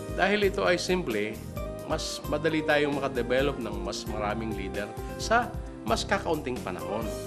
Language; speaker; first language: Filipino; native; Filipino